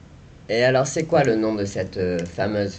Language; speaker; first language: French; native; French